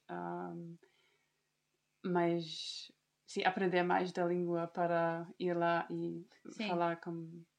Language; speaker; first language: Portuguese; non-native, learner; German